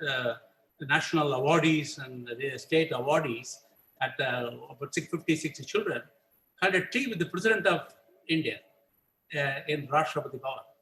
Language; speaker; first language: English; non-native, local second language; Tamil